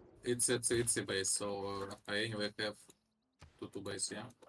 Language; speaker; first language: English; non-native, learner; Russian